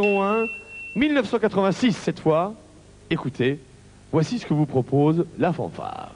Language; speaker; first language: French; native; French